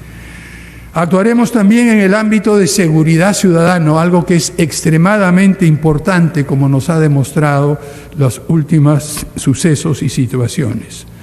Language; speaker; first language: Spanish; native; Spanish